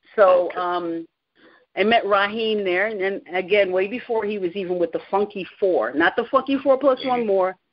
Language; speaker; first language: English; native; English